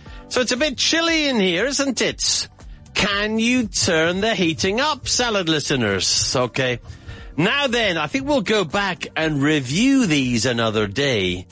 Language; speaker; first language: English; native; English